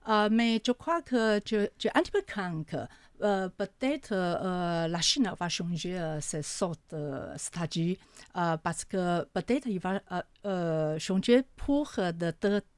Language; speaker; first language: French; non-native, fluent; Chinese